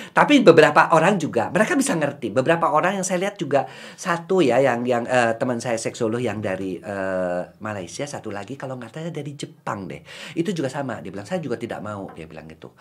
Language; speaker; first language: Indonesian; native; Indonesian